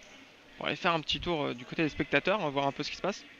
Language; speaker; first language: French; native; French